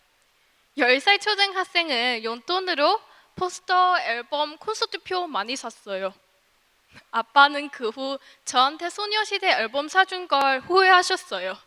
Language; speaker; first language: Korean; non-native, fluent; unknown